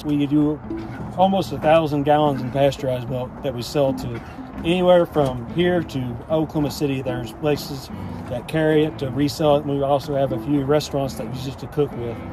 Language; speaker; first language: English; native; English